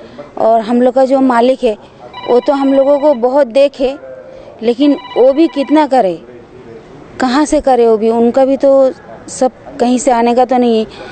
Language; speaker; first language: Hindi; non-native, local second language; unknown